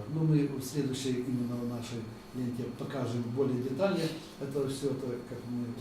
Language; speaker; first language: Russian; native; Russian